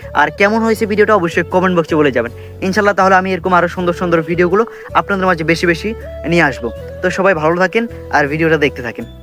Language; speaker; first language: Bangla; native; Bangla